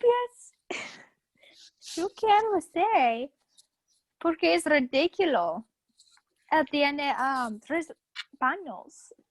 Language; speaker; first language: Spanish; non-native, learner; English